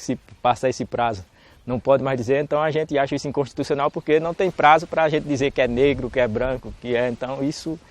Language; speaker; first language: Portuguese; native; Portuguese